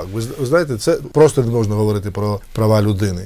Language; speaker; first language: Ukrainian; non-native, fluent; Georgian